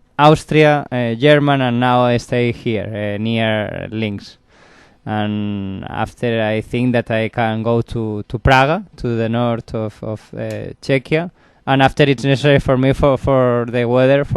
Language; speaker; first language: English; non-native, learner; Spanish